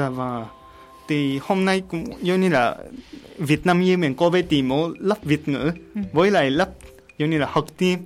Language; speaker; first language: Vietnamese; non-native, learner; Japanese